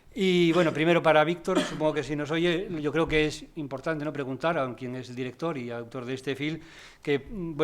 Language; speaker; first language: Spanish; native; Spanish